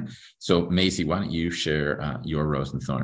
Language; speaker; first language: English; native; English